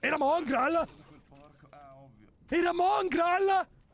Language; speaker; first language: English; non-native, learner; Italian